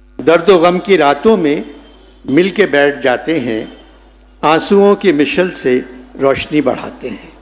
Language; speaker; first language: Urdu; native; Urdu